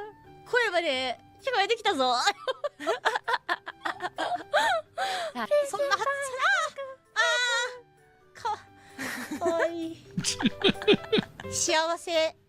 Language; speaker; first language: Japanese; native; Japanese